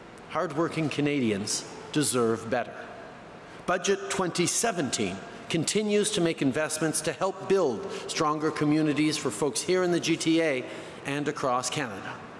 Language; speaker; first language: English; early bilingual, other home language; French